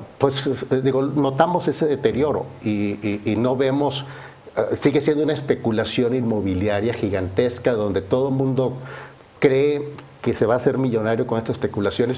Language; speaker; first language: Spanish; native; Spanish